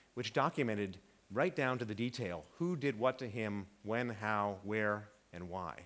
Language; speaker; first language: English; native; English